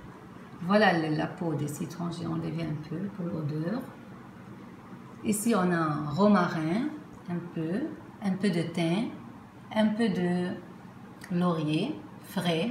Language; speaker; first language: French; non-native, fluent; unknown